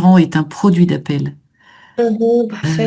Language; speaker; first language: French; native; French